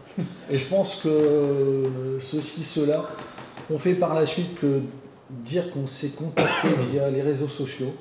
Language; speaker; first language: French; native; French